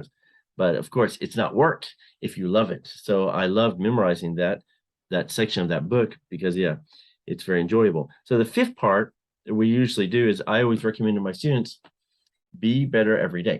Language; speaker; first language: English; non-native, fluent; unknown